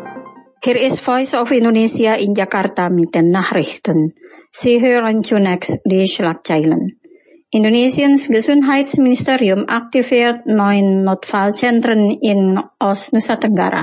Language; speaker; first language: German; non-native, fluent; Indonesian